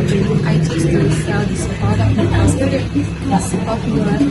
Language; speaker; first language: English; non-native, learner; Indonesian